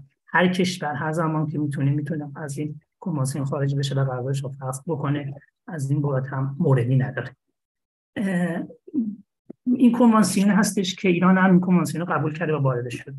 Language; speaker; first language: Persian; native; Persian